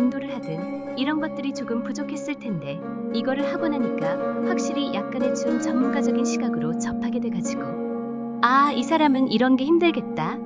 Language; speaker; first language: Korean; non-native, fluent; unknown